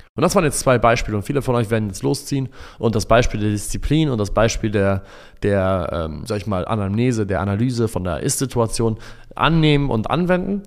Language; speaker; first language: German; early bilingual, other home language; Arabic